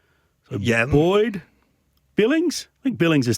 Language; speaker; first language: English; native; English